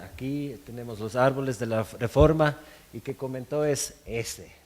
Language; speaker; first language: Spanish; non-native, fluent; German